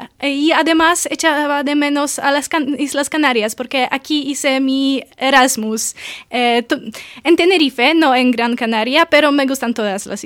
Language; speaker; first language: Spanish; non-native, fluent; Polish